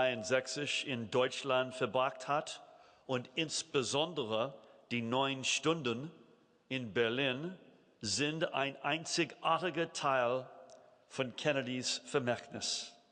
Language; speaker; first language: German; non-native, fluent; English